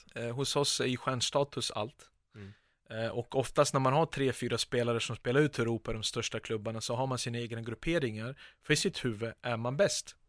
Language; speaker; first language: Swedish; early bilingual, other home language; Serbian